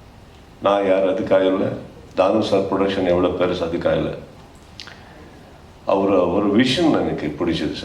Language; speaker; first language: Tamil; non-native, learner; Kannada